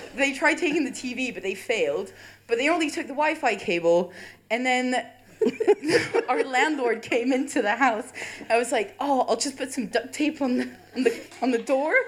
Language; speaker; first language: English; non-native, fluent; French